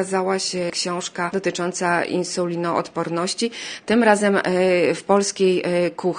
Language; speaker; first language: Polish; native; Polish